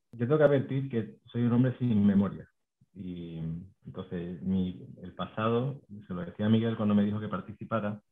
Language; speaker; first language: Spanish; native; Spanish